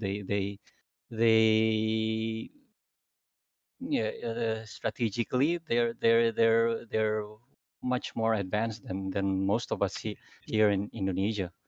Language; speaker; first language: English; non-native, fluent; Indonesian